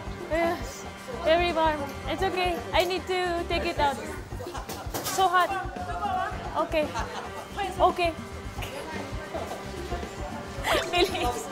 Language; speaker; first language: English; non-native, local second language; Filipino